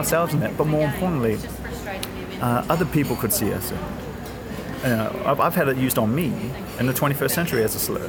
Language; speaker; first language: English; native; English